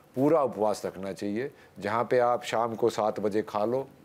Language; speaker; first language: Hindi; native; Hindi